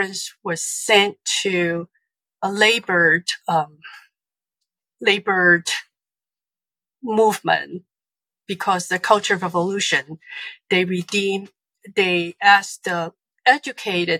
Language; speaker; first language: English; non-native, fluent; Chinese